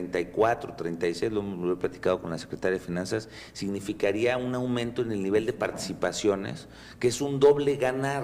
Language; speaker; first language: Spanish; native; Spanish